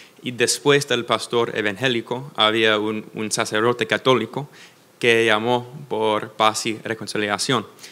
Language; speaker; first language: Spanish; non-native, fluent; English